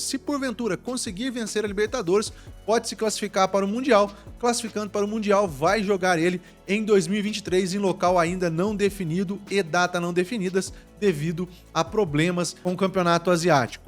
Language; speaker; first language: Portuguese; native; Portuguese